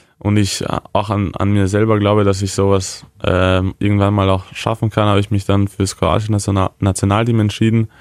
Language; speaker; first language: German; early bilingual, other home language; Croatian